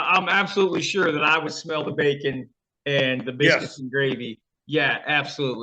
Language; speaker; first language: English; native; English